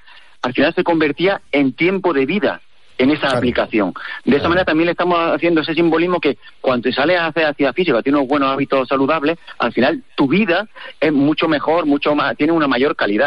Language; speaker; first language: Spanish; native; Spanish